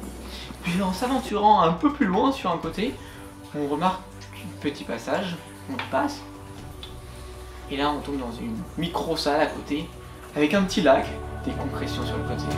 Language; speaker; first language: French; native; French